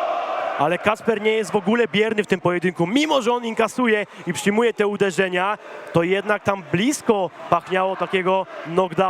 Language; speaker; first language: Polish; native; Polish